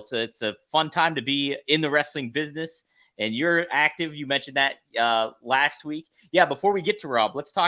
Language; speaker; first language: English; native; English